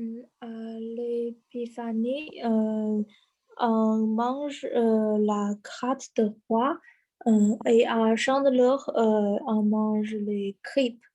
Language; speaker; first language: French; non-native, learner; Chinese